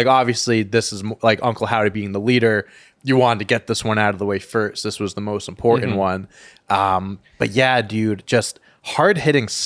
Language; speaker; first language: English; native; English